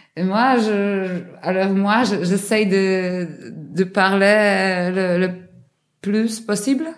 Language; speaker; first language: French; non-native, learner; Polish